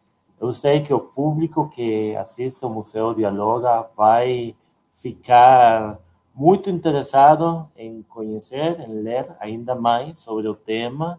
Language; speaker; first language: Portuguese; non-native, learner; Spanish